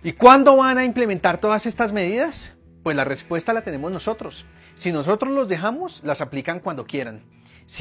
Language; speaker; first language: Spanish; native; Spanish